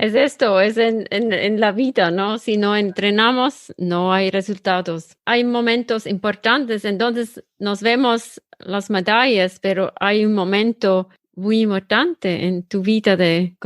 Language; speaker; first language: Spanish; non-native, learner; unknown